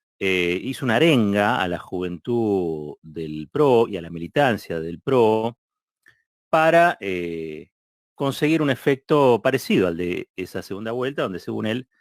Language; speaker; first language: Spanish; native; Spanish